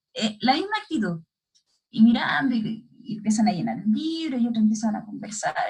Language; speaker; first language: Spanish; native; Spanish